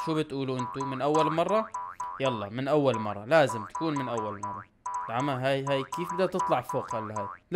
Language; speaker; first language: Arabic; native; Arabic